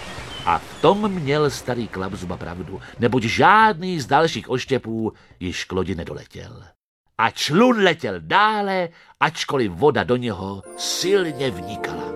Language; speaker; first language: Czech; native; Czech